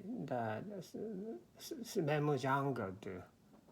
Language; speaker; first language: French; non-native, learner; Korean